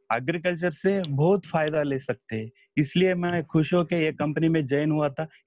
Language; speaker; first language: Hindi; non-native, local second language; Telugu